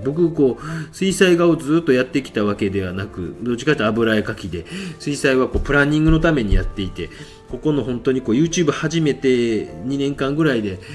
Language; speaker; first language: Japanese; native; Japanese